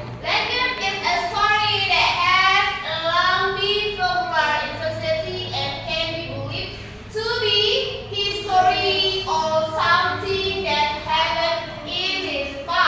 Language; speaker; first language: English; non-native, learner; Indonesian